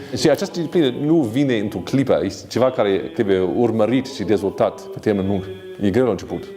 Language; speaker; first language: Romanian; non-native, fluent; English